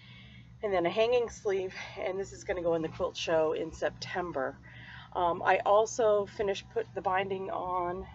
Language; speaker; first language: English; native; English